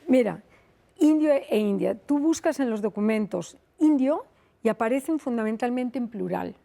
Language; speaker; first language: Spanish; native; Spanish